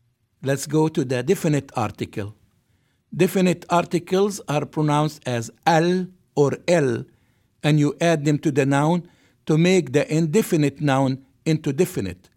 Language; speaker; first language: English; non-native, fluent; Arabic